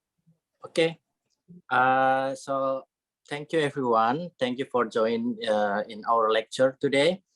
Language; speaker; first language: English; non-native, learner; Indonesian